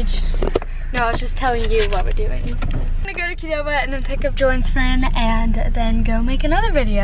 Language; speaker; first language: English; native; English